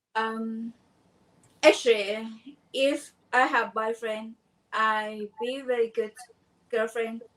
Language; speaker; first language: English; non-native, learner; Thai